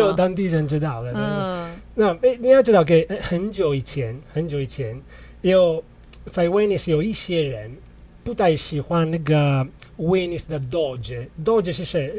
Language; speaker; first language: Chinese; non-native, learner; Italian